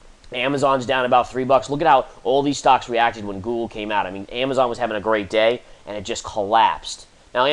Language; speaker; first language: English; native; English